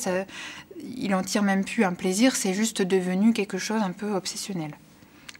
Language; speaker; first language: French; native; French